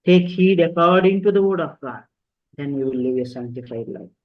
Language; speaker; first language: English; non-native, local second language; Telugu